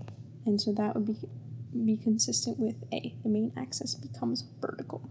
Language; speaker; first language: English; native; English